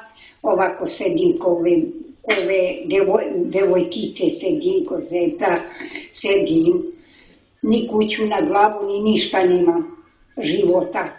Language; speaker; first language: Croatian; non-native, local second language; Romany